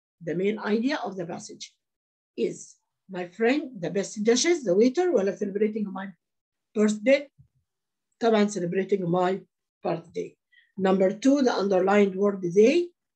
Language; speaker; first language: English; non-native, fluent; Arabic